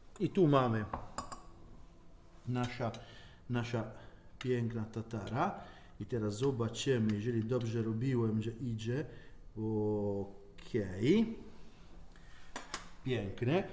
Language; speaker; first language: Polish; non-native, learner; Italian